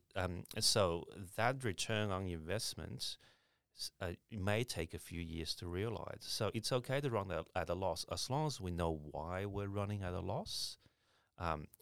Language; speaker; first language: English; early bilingual, other home language; Chinese